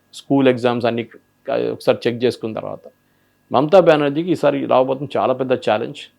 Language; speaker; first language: Telugu; non-native, local second language; Malayalam